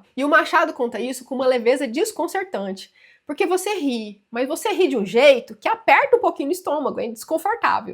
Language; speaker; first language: Portuguese; native; Portuguese